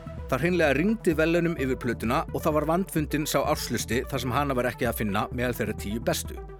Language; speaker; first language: Icelandic; native; Icelandic